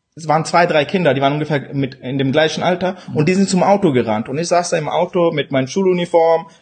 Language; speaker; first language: German; early bilingual, other home language; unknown